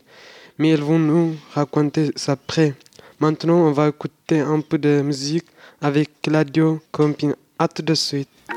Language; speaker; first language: French; non-native, learner; Tigrinya